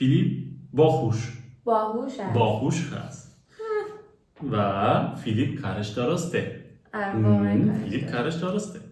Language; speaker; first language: Persian; non-native, learner; German